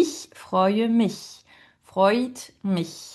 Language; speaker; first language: German; non-native, fluent; French